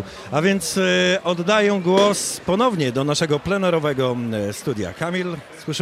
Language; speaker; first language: Polish; native; Polish